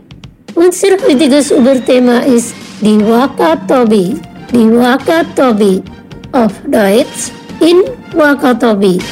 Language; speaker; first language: German; non-native, fluent; Indonesian